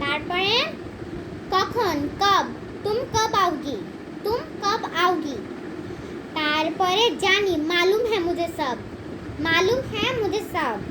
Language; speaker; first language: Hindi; non-native, learner; Bangla